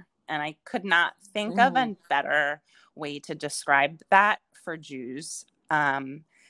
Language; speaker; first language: English; native; English